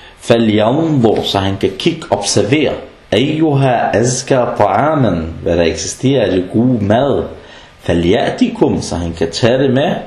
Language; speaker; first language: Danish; non-native, fluent; Arabic